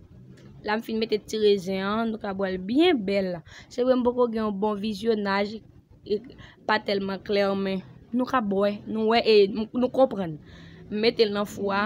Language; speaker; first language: French; non-native, learner; Haitian Creole